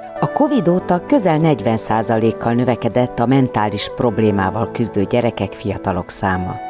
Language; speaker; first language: Hungarian; native; Hungarian